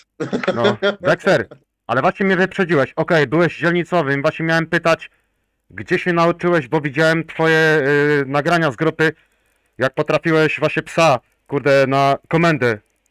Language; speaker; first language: Polish; native; Polish